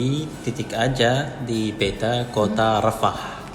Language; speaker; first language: Indonesian; non-native, fluent; Arabic